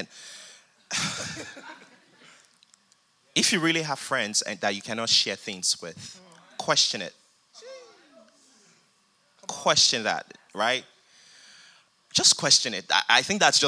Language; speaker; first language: English; non-native, local second language; Yoruba